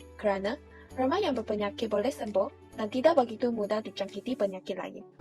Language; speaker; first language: Malay; non-native, local second language; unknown